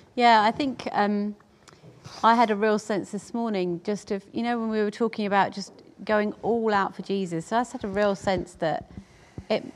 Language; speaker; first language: English; native; English